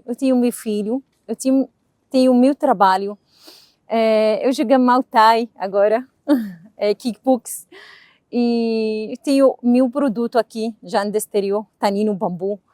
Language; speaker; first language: Portuguese; non-native, learner; Arabic